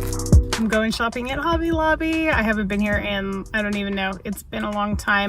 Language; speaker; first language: English; native; English